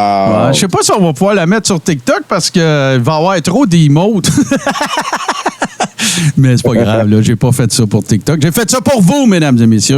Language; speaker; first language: French; native; French